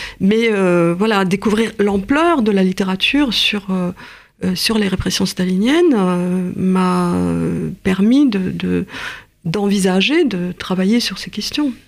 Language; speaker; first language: French; non-native, fluent; Russian